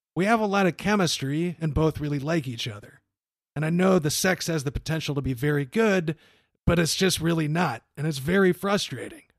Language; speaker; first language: English; native; English